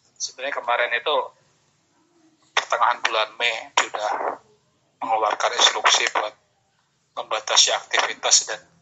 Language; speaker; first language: Indonesian; native; Indonesian